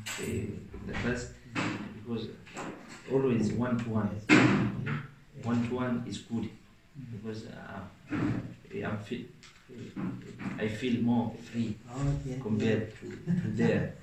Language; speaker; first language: English; non-native, local second language; Swahili